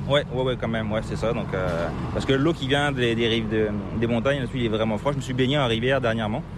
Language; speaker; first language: French; native; French